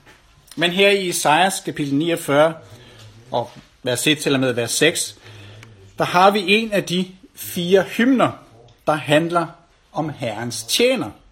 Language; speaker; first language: Danish; native; Danish